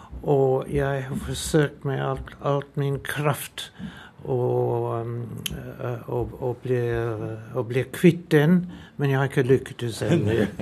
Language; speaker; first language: Norwegian; non-native, fluent; English